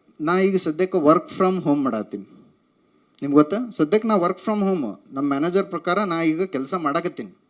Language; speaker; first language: Kannada; native; Kannada